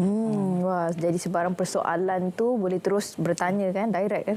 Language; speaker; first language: Malay; native; Malay